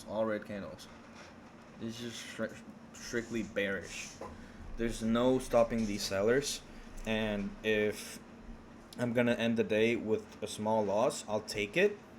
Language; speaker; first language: English; early bilingual, other home language; Spanish